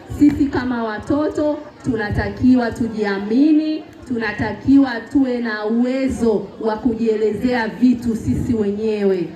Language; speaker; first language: Swahili; native; Swahili